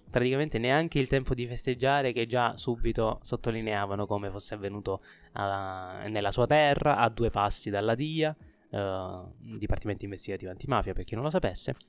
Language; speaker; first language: Italian; native; Italian